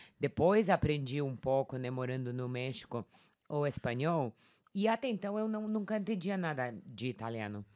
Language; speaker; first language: Portuguese; non-native, fluent; Polish